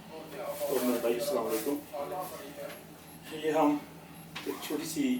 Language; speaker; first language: Urdu; non-native, local second language; Punjabi